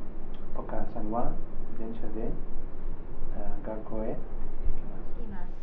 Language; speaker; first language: Japanese; non-native, learner; Spanish